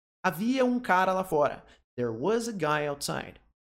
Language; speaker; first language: English; non-native, fluent; Portuguese